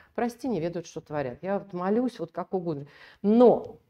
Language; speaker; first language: Russian; native; Russian